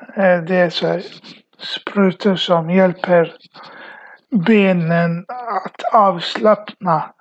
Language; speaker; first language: Swedish; early bilingual, other home language; Arabic